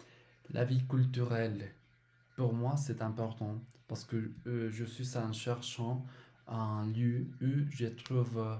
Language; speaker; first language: French; non-native, learner; Spanish